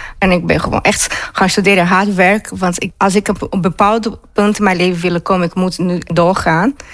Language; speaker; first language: Dutch; non-native, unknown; Portuguese